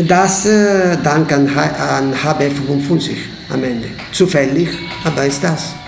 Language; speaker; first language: German; non-native, learner; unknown